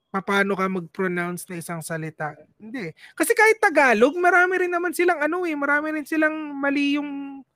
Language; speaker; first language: Filipino; non-native, local second language; Cebuano